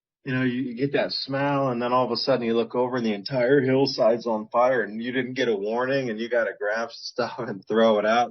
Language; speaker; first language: English; native; English